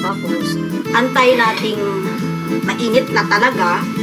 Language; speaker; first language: Filipino; native; Filipino